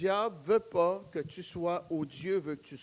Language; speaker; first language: French; native; French